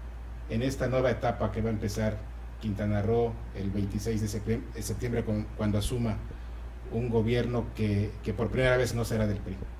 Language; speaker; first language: Spanish; native; Spanish